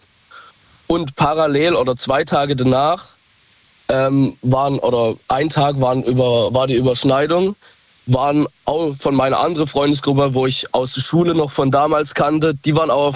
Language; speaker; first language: German; native; German